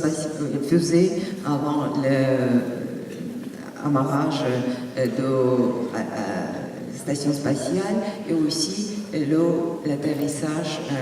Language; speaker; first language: French; non-native, fluent; Russian